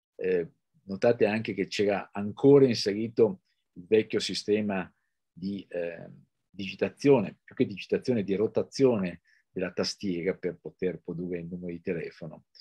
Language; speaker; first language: Italian; native; Italian